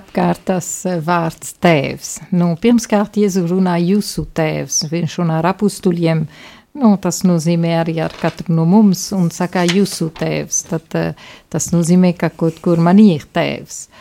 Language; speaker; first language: Latvian; non-native, fluent; Polish